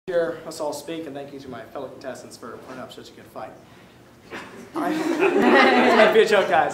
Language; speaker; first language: English; native; English